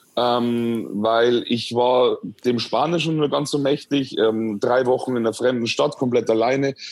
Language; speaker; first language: German; native; German